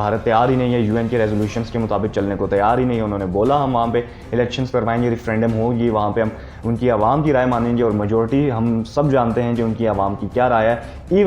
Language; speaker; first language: Urdu; non-native, local second language; Punjabi